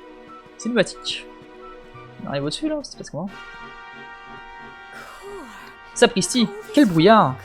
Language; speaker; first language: French; native; French